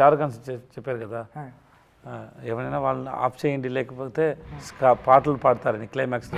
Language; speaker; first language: Telugu; non-native, local second language; Tamil